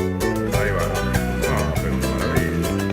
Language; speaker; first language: Spanish; native; Spanish